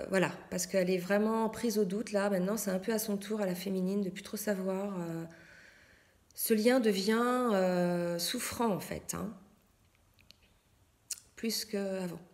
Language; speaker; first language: French; native; French